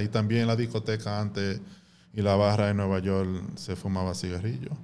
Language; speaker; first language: Spanish; early bilingual, heritage; Spanish